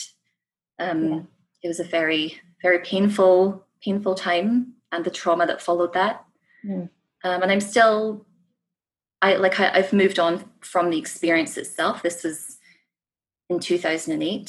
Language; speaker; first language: English; native; English